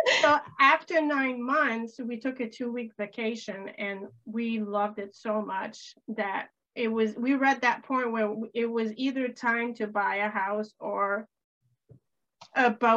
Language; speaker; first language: English; native; English